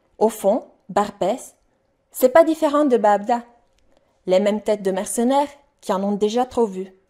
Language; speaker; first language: French; non-native, fluent; Italian